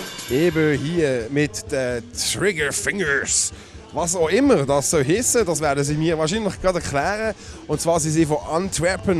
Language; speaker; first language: German; native; German